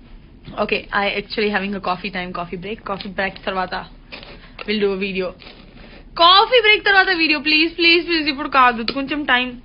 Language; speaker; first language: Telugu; non-native, learner; Gujarati